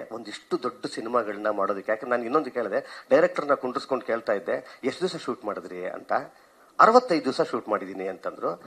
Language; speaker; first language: Kannada; native; Kannada